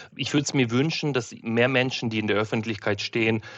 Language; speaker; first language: German; non-native, fluent; Ukrainian